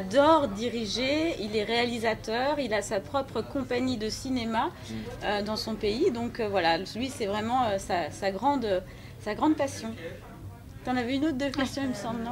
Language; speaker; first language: French; native; French